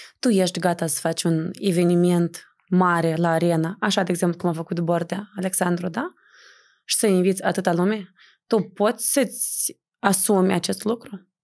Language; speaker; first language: Romanian; native; Romanian